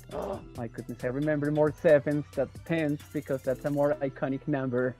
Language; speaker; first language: English; non-native, fluent; Spanish